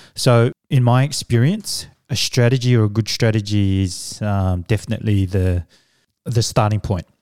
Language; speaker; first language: English; early bilingual, other home language; Samoan